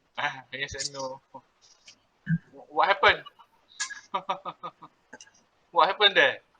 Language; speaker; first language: English; non-native, local second language; Malay